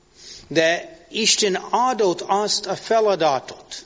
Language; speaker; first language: Hungarian; non-native, learner; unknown